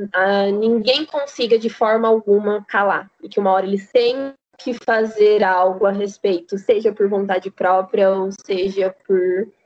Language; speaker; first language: Portuguese; native; Portuguese